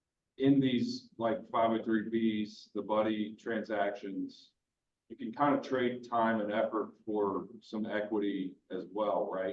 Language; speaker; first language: English; native; English